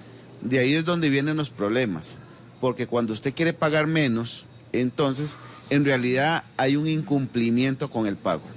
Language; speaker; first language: Spanish; native; Spanish